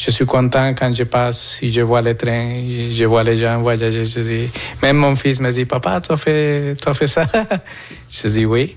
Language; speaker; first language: French; non-native, fluent; Spanish